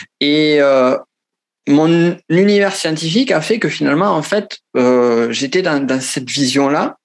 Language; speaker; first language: French; native; French